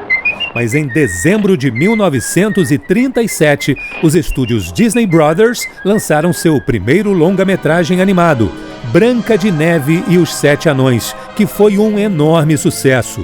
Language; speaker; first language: Portuguese; native; Portuguese